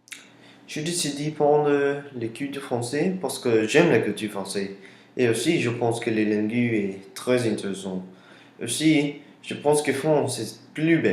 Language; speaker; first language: French; non-native, learner; Spanish